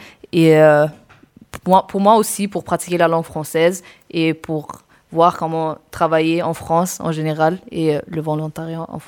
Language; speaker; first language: French; non-native, fluent; Arabic